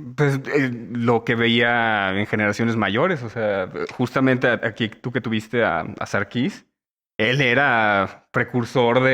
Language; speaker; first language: Spanish; native; Spanish